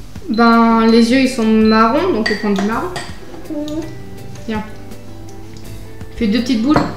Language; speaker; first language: French; native; French